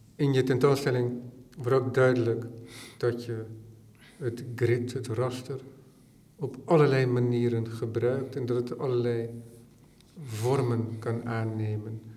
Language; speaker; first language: Dutch; native; Dutch